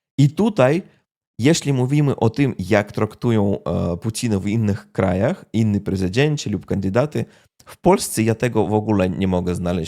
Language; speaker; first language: Polish; non-native, fluent; Russian